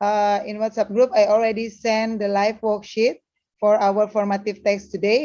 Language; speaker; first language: English; non-native, learner; Indonesian